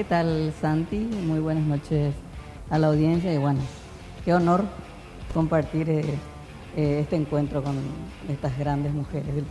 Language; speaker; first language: Spanish; native; Spanish